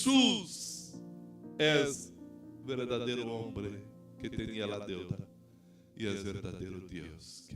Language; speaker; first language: Spanish; non-native, fluent; Portuguese